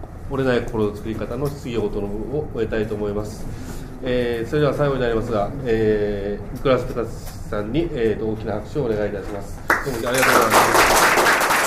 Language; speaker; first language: Japanese; native; Japanese